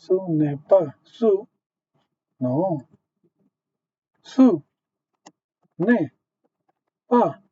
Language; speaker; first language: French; non-native, learner; English